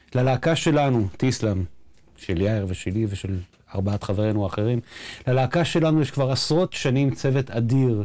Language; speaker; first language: Hebrew; native; Hebrew